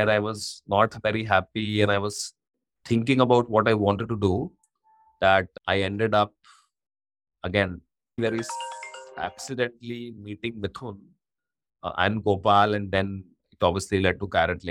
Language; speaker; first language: English; non-native, local second language; Hindi